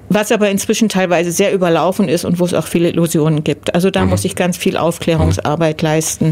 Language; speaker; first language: German; native; German